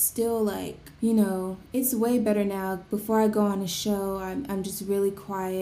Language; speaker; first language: English; native; English